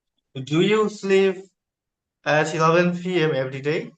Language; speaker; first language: English; non-native, learner; Bangla